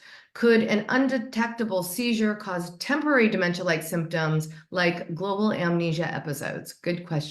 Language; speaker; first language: English; native; English